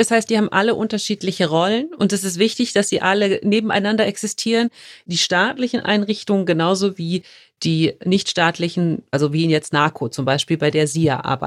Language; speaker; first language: German; native; German